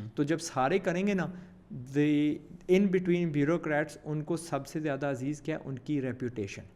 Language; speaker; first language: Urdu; early bilingual, heritage; Urdu